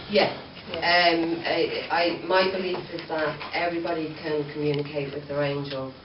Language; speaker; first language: English; native; English